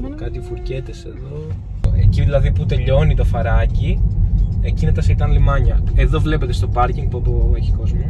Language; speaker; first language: Greek; native; Greek